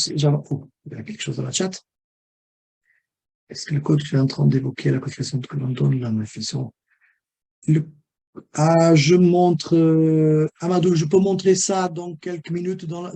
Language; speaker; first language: French; non-native, fluent; Portuguese